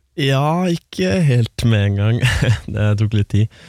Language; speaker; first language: Norwegian; native; Norwegian